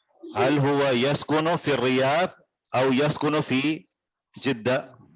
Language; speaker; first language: Arabic; non-native, fluent; Urdu